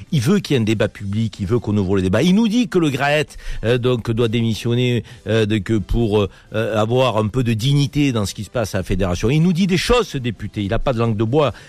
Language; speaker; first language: French; native; French